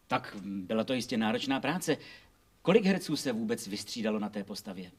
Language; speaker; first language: Czech; native; Czech